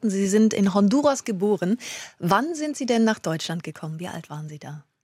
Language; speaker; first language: German; native; German